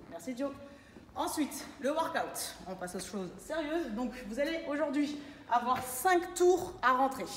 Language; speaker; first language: French; native; French